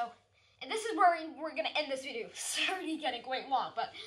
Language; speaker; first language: English; native; English